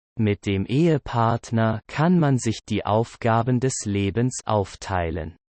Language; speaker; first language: German; non-native, learner; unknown